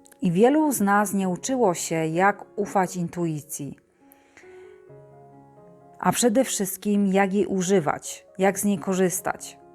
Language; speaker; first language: Polish; native; Polish